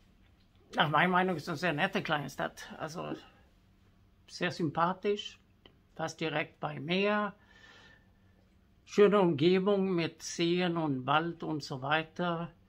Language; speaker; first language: German; non-native, fluent; Swedish